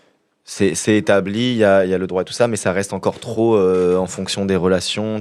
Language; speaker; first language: French; native; French